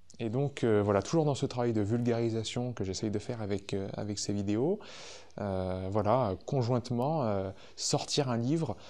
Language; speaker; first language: French; native; French